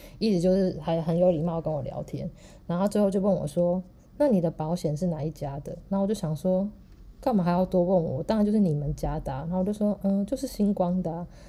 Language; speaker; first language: Chinese; native; Chinese